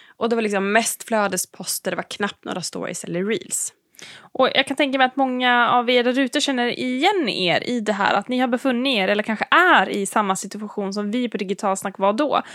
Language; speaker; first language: Swedish; native; Swedish